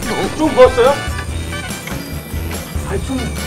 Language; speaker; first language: Korean; non-native, fluent; English